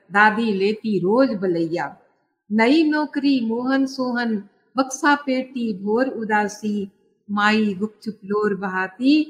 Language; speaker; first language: Hindi; native; Hindi